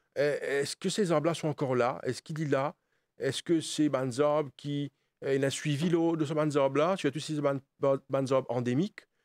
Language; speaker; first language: French; non-native, local second language; Morisyen